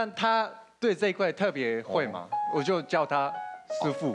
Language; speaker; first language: Chinese; non-native, fluent; Japanese